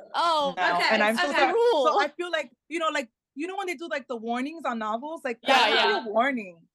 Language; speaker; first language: English; early bilingual, other home language; Spanish